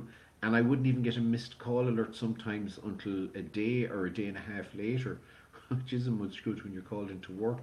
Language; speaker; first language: English; native; English